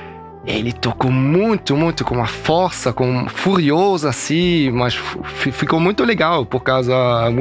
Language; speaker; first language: Portuguese; early bilingual, heritage; German